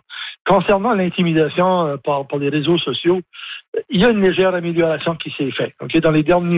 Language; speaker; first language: French; native; French